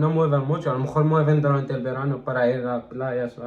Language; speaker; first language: Spanish; non-native, fluent; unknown